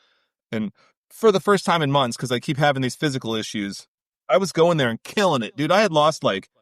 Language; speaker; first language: English; native; English